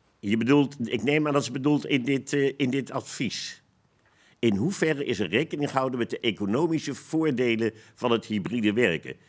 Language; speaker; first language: Dutch; native; Dutch